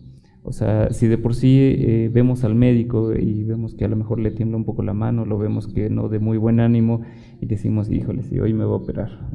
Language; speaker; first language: Spanish; native; Spanish